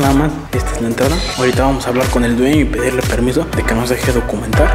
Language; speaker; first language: Spanish; native; Spanish